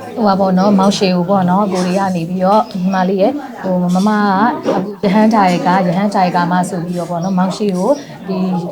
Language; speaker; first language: Burmese; native; Burmese